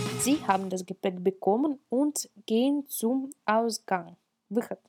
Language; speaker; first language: German; non-native, fluent; Russian